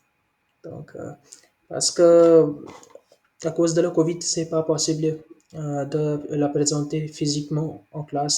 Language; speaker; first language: French; non-native, learner; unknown